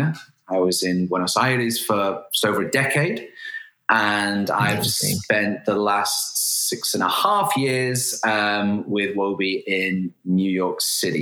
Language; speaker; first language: English; native; English